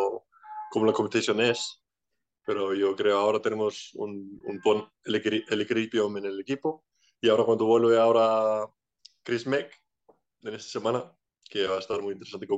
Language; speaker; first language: Spanish; non-native, fluent; Icelandic